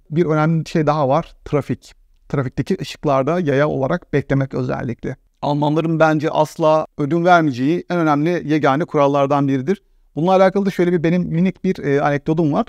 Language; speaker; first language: Turkish; native; Turkish